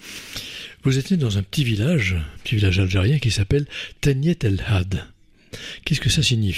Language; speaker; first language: French; native; French